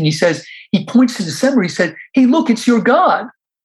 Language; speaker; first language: English; native; English